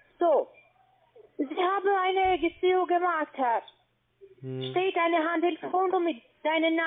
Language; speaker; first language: German; non-native, learner; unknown